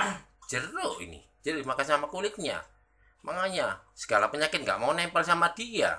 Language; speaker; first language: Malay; non-native, local second language; Javanese